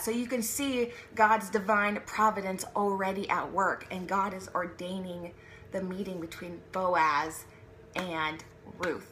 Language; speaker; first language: English; native; English